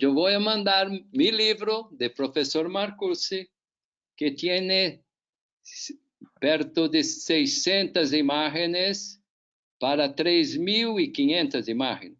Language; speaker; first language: Spanish; non-native, learner; Portuguese